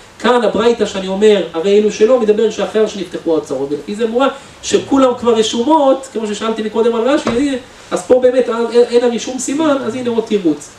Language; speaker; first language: Hebrew; native; Hebrew